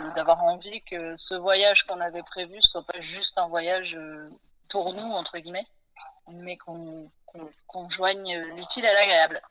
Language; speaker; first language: French; native; French